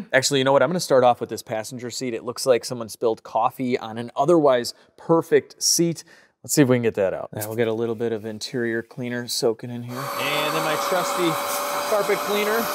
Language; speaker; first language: English; native; English